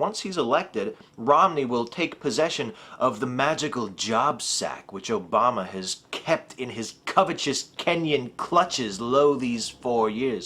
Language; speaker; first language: English; native; English